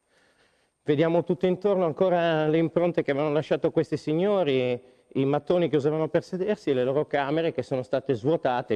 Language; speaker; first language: Italian; native; Italian